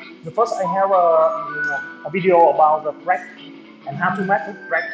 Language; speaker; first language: English; non-native, local second language; Vietnamese